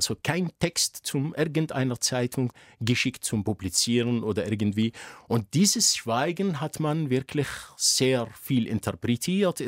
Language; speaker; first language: German; non-native, fluent; Arabic